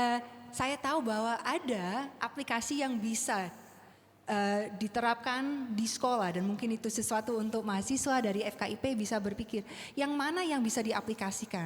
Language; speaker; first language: Indonesian; non-native, fluent; English